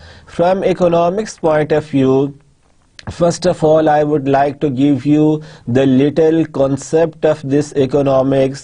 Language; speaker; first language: English; non-native, local second language; Urdu